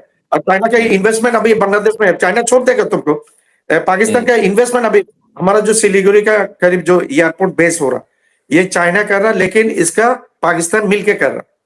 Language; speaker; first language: Hindi; non-native, learner; Bangla